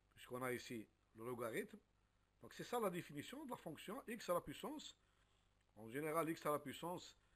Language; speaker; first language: French; non-native, local second language; Arabic